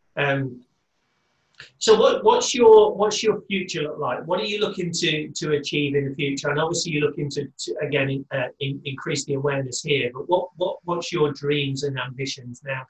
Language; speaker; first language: English; native; English